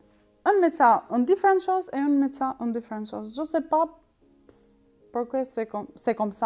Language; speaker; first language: French; non-native, learner; Albanian